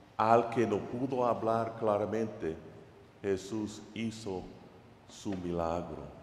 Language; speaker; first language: Spanish; non-native, fluent; English